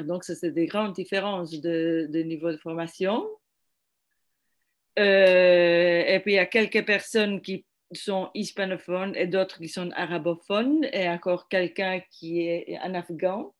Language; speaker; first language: French; non-native, fluent; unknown